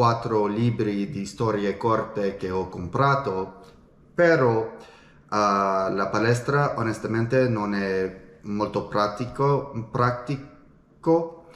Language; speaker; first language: Italian; non-native, learner; English